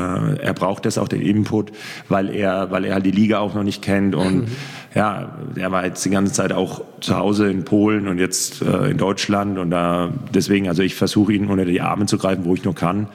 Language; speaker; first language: German; native; German